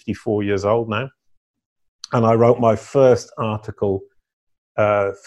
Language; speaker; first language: English; native; English